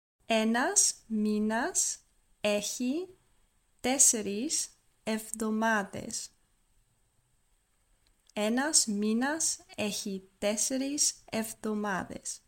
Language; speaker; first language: Greek; non-native, learner; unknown